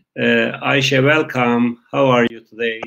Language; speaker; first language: English; non-native, fluent; Turkish